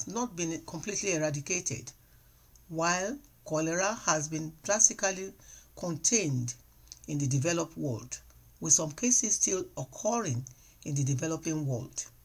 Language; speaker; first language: English; non-native, local second language; Yoruba